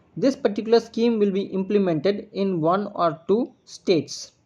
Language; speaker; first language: English; non-native, local second language; Tamil